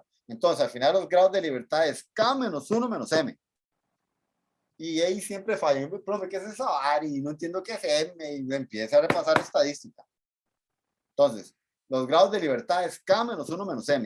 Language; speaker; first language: Spanish; native; Spanish